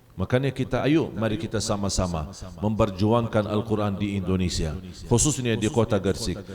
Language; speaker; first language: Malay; non-native, fluent; Arabic